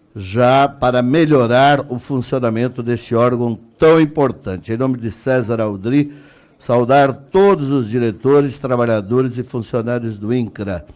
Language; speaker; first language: Portuguese; native; Portuguese